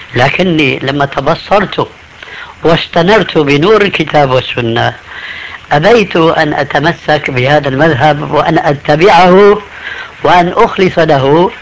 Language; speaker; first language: Arabic; early bilingual, other home language; Albanian